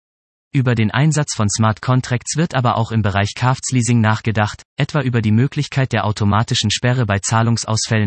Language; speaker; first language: German; native; German